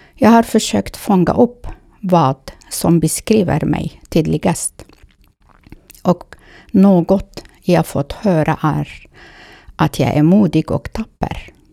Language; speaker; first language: Swedish; non-native, fluent; Kurdish